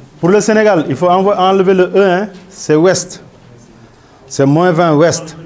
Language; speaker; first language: French; non-native, local second language; Wolof